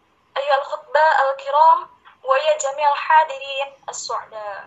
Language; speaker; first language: Arabic; non-native, learner; Indonesian